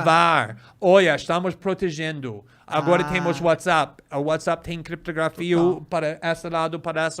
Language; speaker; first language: Portuguese; non-native, fluent; English